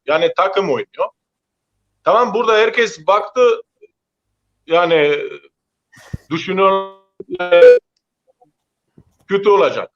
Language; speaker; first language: Turkish; non-native, learner; Croatian